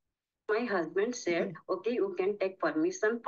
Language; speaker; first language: English; non-native, learner; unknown